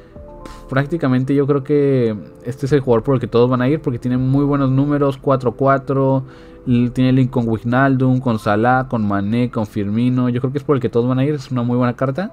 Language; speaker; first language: Spanish; native; Spanish